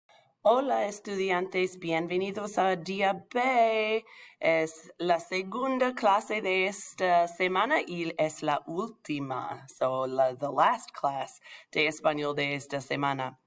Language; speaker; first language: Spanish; non-native, fluent; English